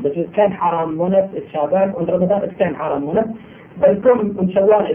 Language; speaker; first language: German; non-native, fluent; Arabic